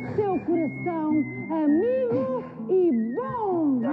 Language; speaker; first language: Portuguese; non-native, fluent; English